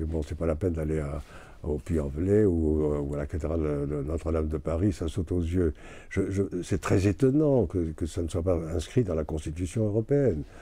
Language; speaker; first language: French; native; French